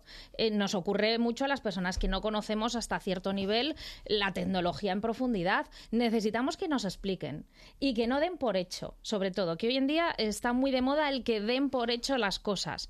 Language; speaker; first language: Spanish; native; Spanish